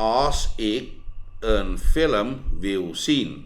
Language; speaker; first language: Dutch; non-native, fluent; Thai